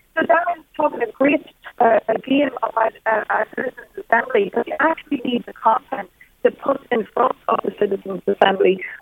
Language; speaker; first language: English; native; English